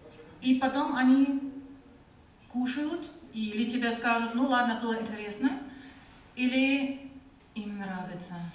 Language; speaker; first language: Russian; non-native, learner; German